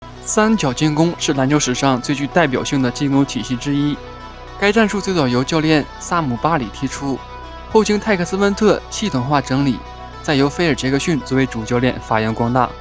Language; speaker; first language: Chinese; native; Chinese